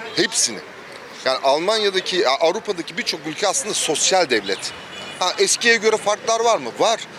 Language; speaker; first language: Turkish; native; Turkish